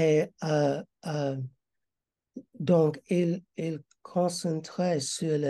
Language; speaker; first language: French; non-native, learner; English